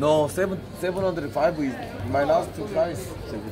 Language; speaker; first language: English; non-native, learner; Korean